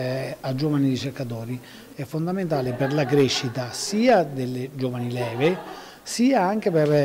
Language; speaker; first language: Italian; native; Italian